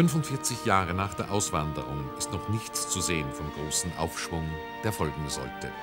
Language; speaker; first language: German; native; German